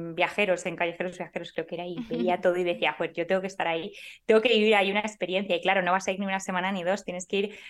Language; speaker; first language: Spanish; native; Spanish